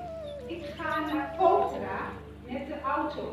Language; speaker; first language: Dutch; non-native, learner; Nepali